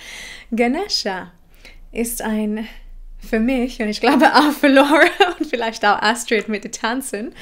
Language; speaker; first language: German; non-native, fluent; English